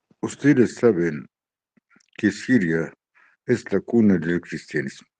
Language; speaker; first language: Spanish; non-native, learner; Arabic